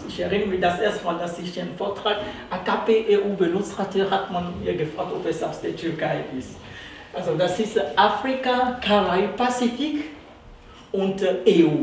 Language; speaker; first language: German; non-native, fluent; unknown